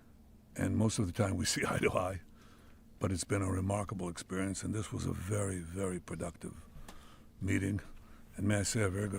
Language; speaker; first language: English; non-native, fluent; Hebrew